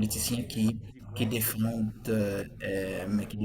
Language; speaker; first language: French; non-native, fluent; Portuguese